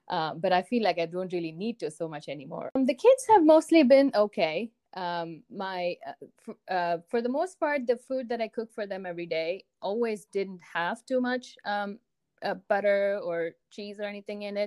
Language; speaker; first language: English; non-native, local second language; Tamil